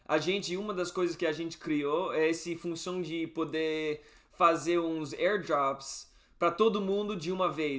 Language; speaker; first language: Portuguese; non-native, fluent; English